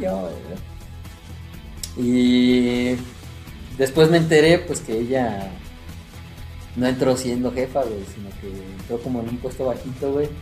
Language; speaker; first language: Spanish; native; Spanish